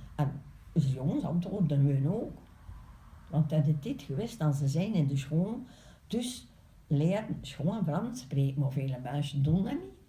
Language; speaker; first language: Dutch; native; Dutch